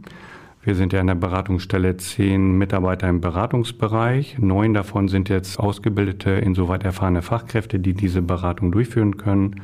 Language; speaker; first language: German; native; German